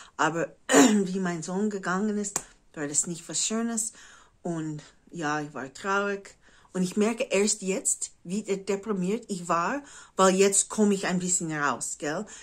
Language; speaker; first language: German; non-native, fluent; English